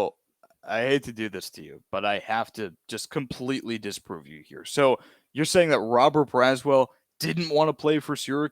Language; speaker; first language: English; native; English